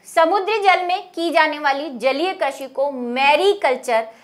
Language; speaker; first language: Hindi; native; Hindi